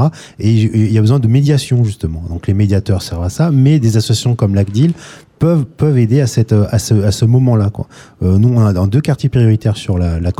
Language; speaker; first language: French; native; French